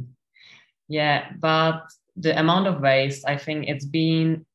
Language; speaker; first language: English; non-native, fluent; Czech